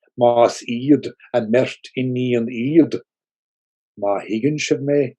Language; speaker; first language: Irish; non-native, local second language; English